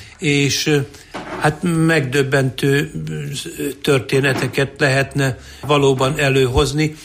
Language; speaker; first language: Hungarian; native; Hungarian